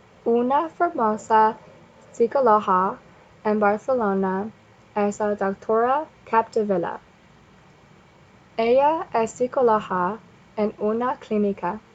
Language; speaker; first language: Spanish; non-native, learner; English